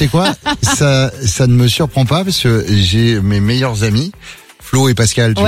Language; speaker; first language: French; native; French